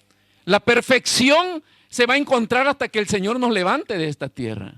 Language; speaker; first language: Spanish; native; Spanish